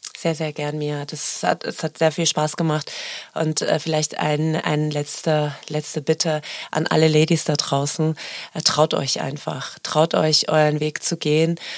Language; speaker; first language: German; early bilingual, other home language; Persian